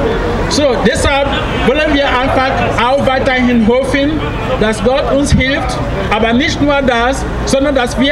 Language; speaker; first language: German; non-native, fluent; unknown